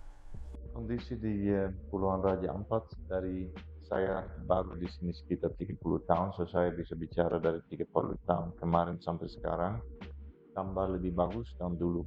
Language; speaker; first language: Indonesian; non-native, fluent; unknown